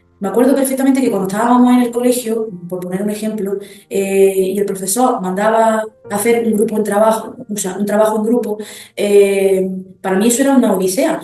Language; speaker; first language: Spanish; early bilingual, other home language; Arabic